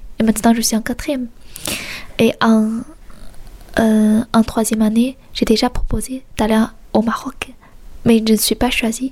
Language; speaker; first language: French; non-native, fluent; Chinese